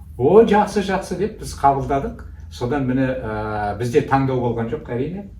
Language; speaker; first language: Kazakh; native; Kazakh